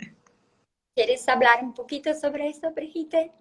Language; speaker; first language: Spanish; non-native, learner; Portuguese